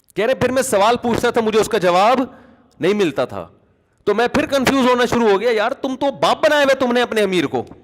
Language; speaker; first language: Urdu; native; Urdu